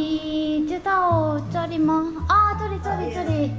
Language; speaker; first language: Chinese; non-native, learner; Korean